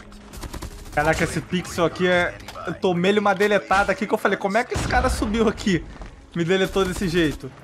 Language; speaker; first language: Portuguese; native; Portuguese